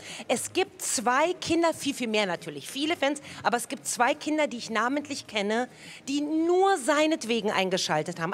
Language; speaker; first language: German; native; German